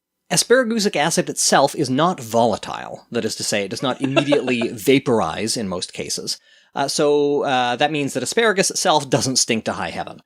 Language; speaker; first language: English; native; English